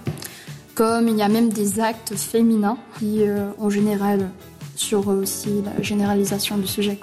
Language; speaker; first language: French; early bilingual, other home language; Portuguese